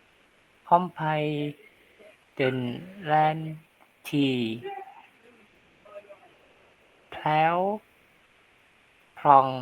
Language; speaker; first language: Thai; non-native, learner; Indonesian